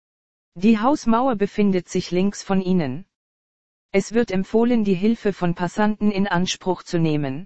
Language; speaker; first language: German; native; German